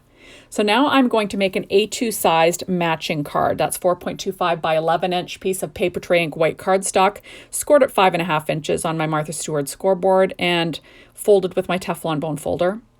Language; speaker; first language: English; native; English